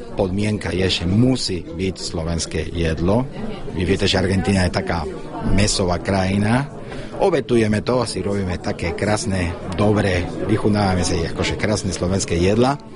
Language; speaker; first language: Slovak; non-native, fluent; Spanish